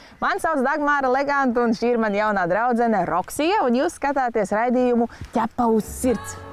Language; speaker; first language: Latvian; native; Latvian